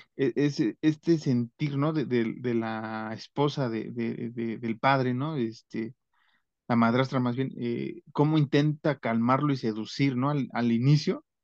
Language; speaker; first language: Spanish; native; Spanish